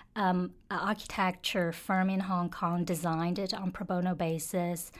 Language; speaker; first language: English; non-native, fluent; Chinese